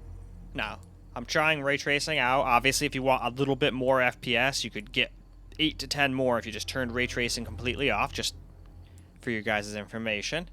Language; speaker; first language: English; native; English